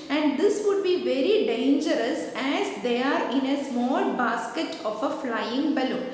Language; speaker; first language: English; non-native, local second language; Malayalam